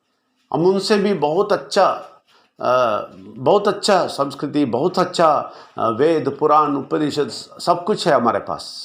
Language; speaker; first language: Hindi; non-native, local second language; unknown